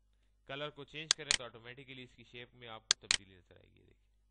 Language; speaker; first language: Urdu; native; Urdu